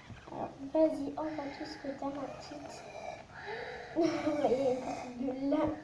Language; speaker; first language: French; native; French